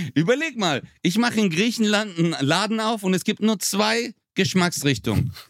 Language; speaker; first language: German; early bilingual, other home language; Turkish